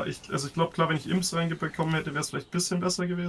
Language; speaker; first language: German; native; German